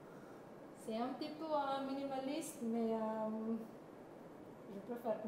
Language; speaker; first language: French; non-native, learner; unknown